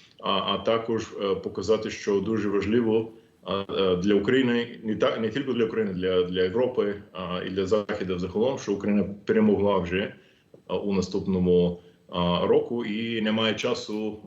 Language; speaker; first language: Ukrainian; non-native, fluent; English